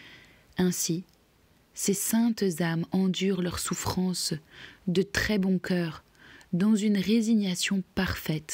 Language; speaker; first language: French; native; French